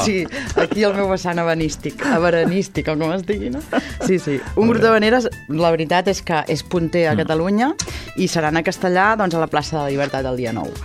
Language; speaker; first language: Catalan; native; Catalan